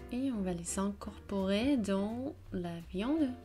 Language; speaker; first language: French; non-native, fluent; Danish